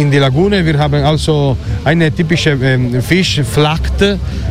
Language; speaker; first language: German; non-native, learner; Italian